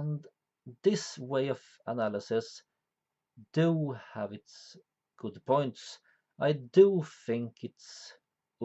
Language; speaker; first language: English; non-native, fluent; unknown